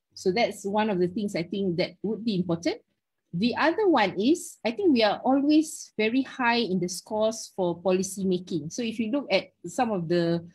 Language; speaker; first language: English; non-native, local second language; Malay